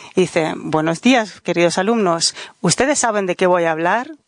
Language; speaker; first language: Spanish; non-native, fluent; Dutch